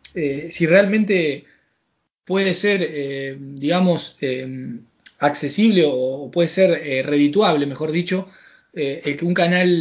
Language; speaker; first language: Spanish; native; Spanish